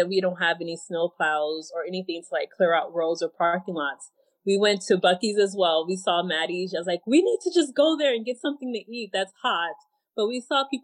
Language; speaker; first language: English; native; English